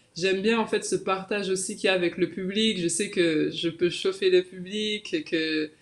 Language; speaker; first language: French; native; French